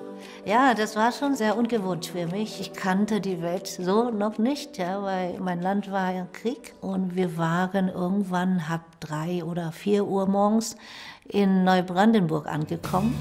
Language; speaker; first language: German; non-native, fluent; Vietnamese